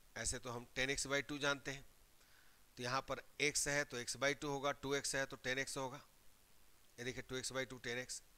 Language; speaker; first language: Hindi; native; Hindi